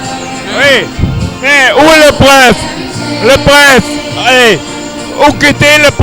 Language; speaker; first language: French; non-native, learner; Dutch